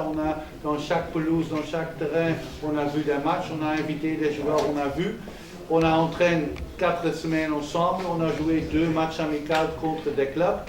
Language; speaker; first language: French; non-native, local second language; Dutch